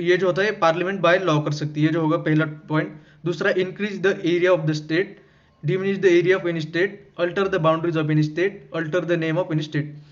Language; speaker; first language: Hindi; non-native, local second language; Marathi